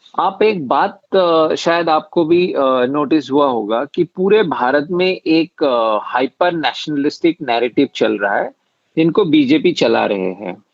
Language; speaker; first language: Hindi; non-native, local second language; Assamese